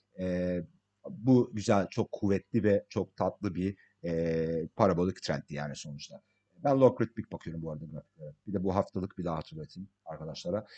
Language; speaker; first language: Turkish; early bilingual, heritage; English